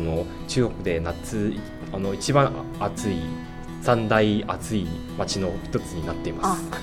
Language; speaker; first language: Japanese; non-native, fluent; Chinese